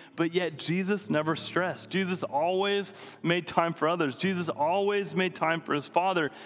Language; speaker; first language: English; native; English